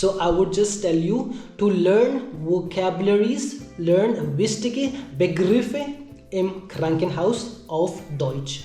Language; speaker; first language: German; non-native, learner; Hindi